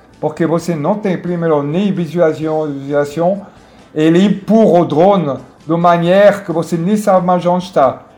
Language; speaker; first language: Portuguese; non-native, learner; French